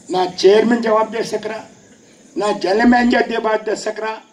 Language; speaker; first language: Hindi; non-native, local second language; Telugu